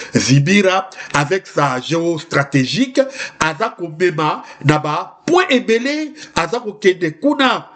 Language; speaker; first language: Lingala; native; Lingala